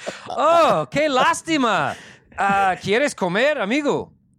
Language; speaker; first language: Spanish; non-native, fluent; English